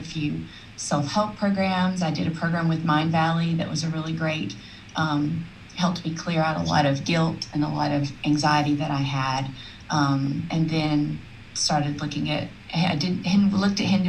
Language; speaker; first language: English; native; English